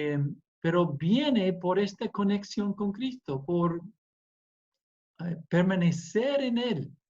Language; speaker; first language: Spanish; non-native, fluent; English